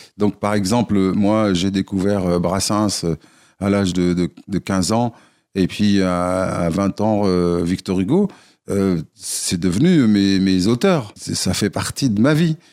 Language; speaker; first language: French; non-native, local second language; Arabic